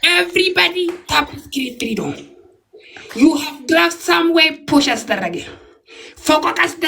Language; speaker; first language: English; non-native, learner; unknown